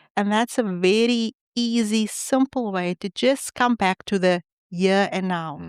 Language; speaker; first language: English; non-native, local second language; Afrikaans